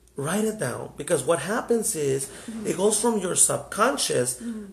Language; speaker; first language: English; early bilingual, other home language; Spanish